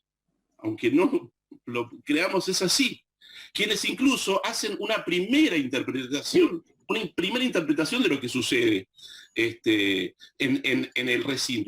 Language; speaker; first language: Spanish; native; Spanish